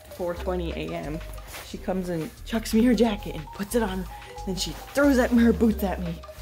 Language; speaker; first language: English; native; English